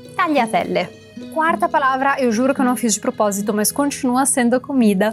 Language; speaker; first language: Portuguese; non-native, fluent; Italian